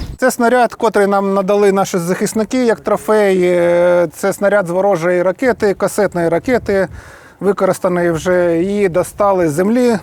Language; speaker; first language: Ukrainian; non-native, local second language; Russian